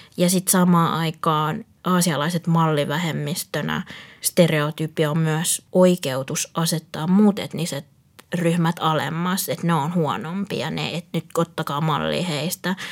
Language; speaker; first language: Finnish; early bilingual, other home language; Vietnamese